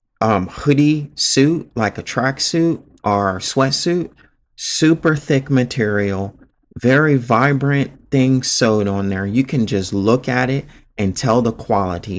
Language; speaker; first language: English; native; English